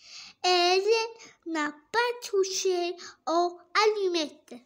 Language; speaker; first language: French; non-native, learner; Arabic